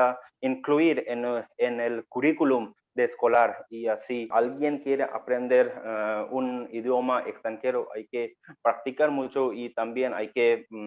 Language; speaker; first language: Spanish; non-native, learner; Bangla